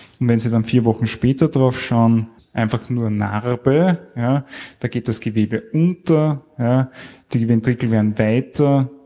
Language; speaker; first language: German; native; German